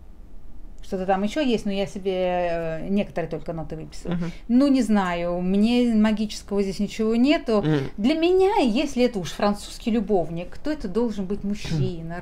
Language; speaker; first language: Russian; native; Russian